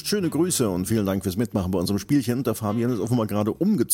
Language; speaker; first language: German; native; German